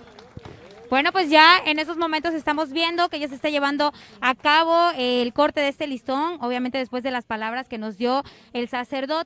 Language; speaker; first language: Spanish; native; Spanish